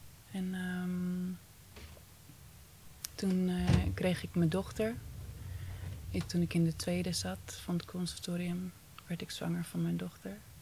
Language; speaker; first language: Dutch; early bilingual, other home language; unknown